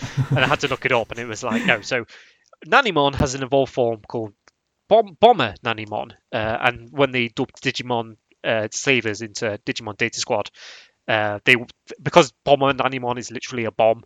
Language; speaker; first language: English; native; English